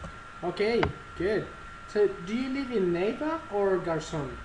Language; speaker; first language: English; non-native, fluent; Spanish